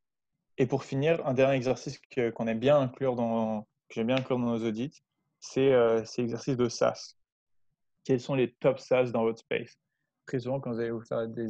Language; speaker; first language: French; native; French